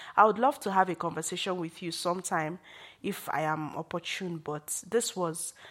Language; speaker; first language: English; non-native, local second language; Igbo